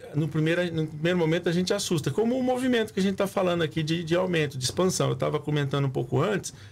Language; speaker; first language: Portuguese; native; Portuguese